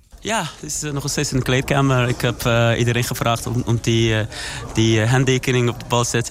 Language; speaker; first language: Dutch; non-native, learner; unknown